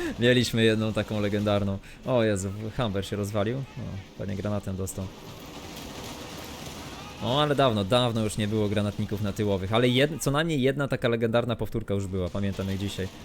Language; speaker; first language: Polish; native; Polish